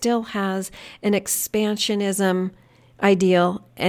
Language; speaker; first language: English; native; English